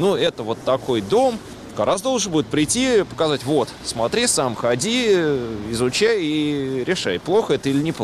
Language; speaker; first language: Russian; native; Russian